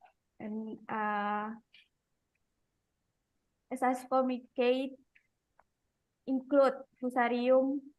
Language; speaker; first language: English; non-native, learner; Indonesian